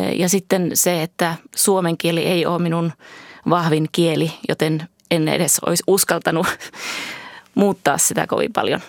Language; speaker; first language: Finnish; early bilingual, heritage; Finnish